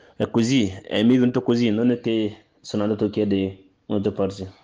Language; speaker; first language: Italian; non-native, learner; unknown